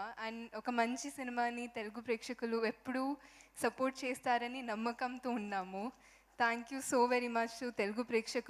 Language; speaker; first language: Telugu; non-native, fluent; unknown